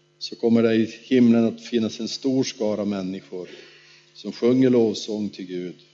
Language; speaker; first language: Swedish; native; Swedish